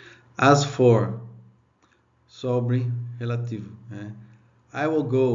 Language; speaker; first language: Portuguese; non-native, learner; English